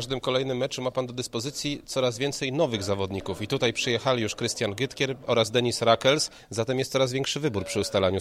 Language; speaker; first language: Polish; native; Polish